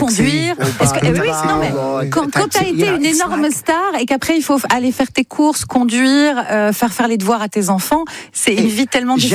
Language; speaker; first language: French; native; French